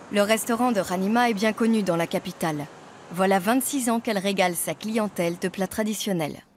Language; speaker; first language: French; native; French